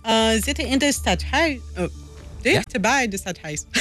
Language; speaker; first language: Dutch; non-native, learner; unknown